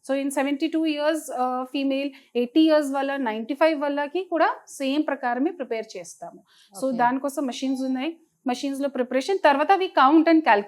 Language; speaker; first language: Telugu; non-native, fluent; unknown